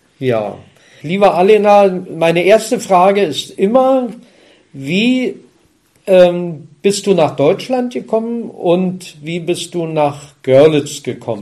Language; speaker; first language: German; native; German